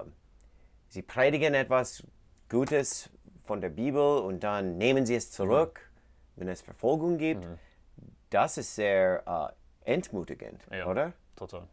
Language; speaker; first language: German; non-native, learner; English